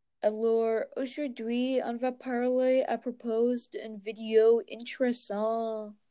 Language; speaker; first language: French; non-native, learner; English